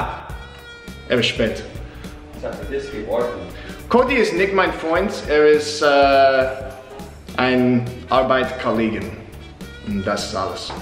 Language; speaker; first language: German; non-native, learner; English